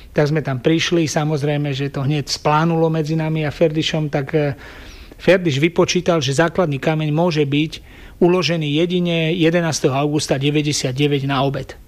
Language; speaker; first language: Slovak; native; Slovak